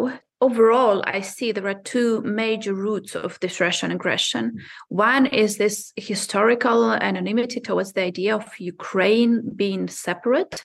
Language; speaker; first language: English; non-native, fluent; Ukrainian